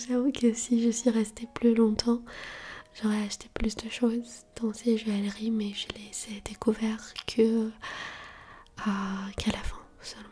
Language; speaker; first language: French; non-native, fluent; Armenian